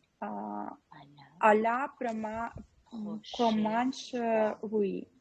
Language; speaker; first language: French; non-native, learner; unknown